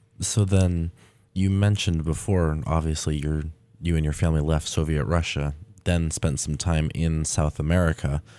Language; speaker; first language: English; native; English